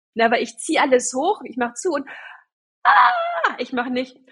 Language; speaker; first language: German; native; German